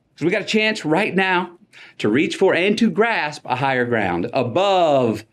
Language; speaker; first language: English; native; English